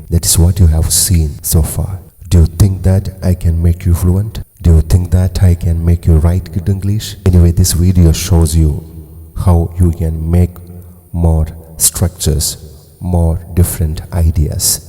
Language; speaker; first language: English; non-native, local second language; Malayalam